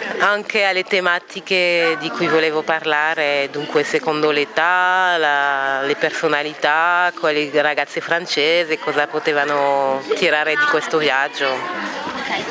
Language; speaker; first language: Italian; early bilingual, heritage; French